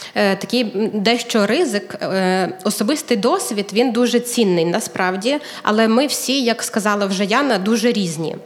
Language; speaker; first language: Ukrainian; native; Ukrainian